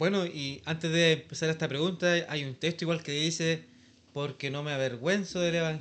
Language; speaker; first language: Spanish; native; Spanish